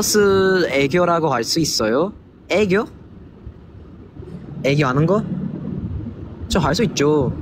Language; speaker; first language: Korean; non-native, learner; Filipino